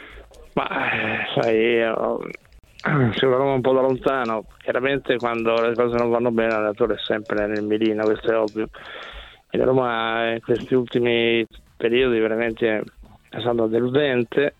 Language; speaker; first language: Italian; native; Italian